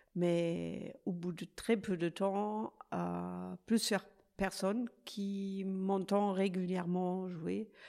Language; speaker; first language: French; non-native, fluent; German